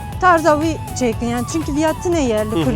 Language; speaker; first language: Kurdish; non-native, local second language; Turkish